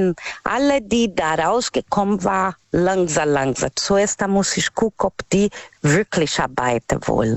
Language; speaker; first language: German; non-native, learner; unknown